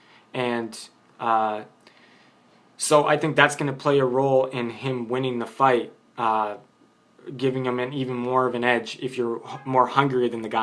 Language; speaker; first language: English; native; English